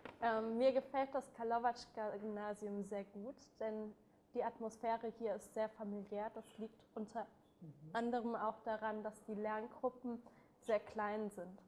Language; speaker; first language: German; non-native, learner; Serbian